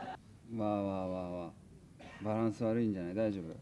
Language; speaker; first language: Japanese; native; Japanese